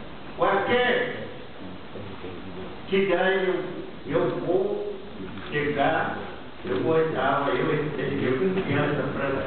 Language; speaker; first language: Portuguese; non-native, local second language; Kayapó